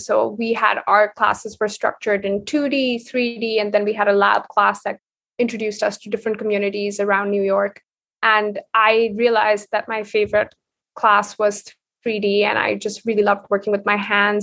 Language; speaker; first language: English; non-native, local second language; Hindi